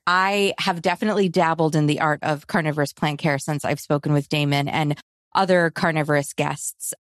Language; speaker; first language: English; native; English